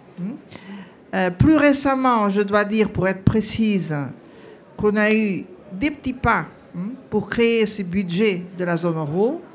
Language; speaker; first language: French; non-native, fluent; Portuguese